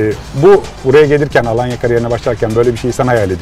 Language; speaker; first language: Turkish; native; Turkish